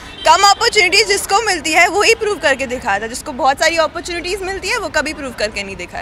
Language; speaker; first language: Hindi; native; Hindi